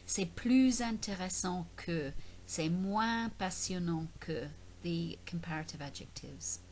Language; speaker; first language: French; non-native, fluent; English